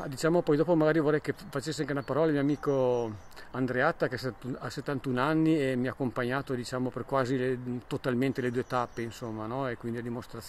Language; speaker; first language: Italian; native; Italian